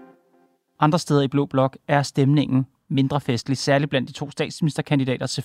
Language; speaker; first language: Danish; native; Danish